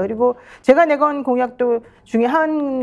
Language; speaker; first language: Korean; native; Korean